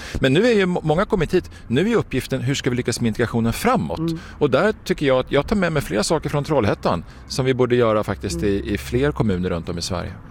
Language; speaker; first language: Swedish; native; Swedish